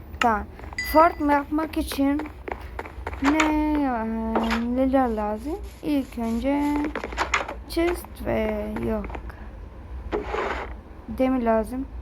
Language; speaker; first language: Turkish; early bilingual, other home language; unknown